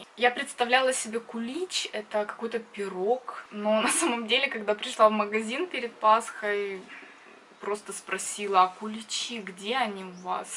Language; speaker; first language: Russian; native; Russian